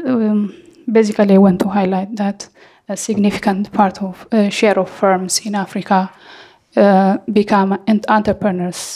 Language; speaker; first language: English; non-native, fluent; Amharic